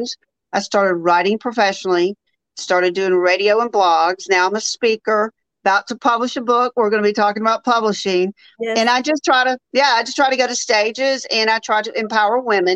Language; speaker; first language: English; native; English